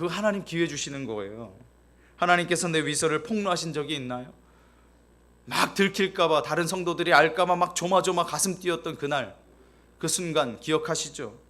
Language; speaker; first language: Korean; native; Korean